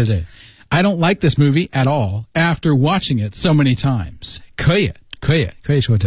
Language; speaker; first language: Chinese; non-native, fluent; English